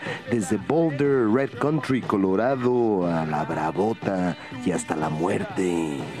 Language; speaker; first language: Spanish; native; Spanish